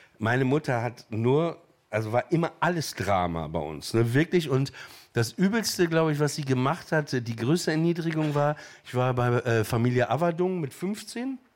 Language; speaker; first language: German; native; German